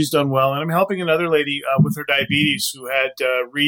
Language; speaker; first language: English; native; English